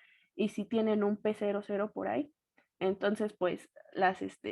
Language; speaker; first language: Spanish; native; Spanish